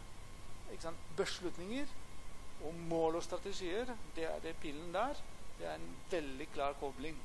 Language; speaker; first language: Norwegian; non-native, fluent; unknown